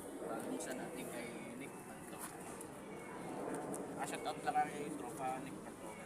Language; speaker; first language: Filipino; native; Filipino